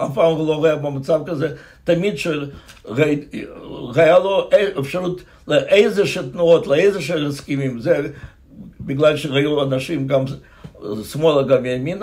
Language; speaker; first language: Hebrew; non-native, fluent; Russian